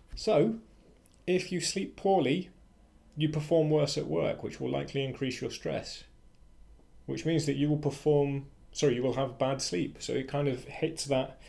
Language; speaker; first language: English; native; English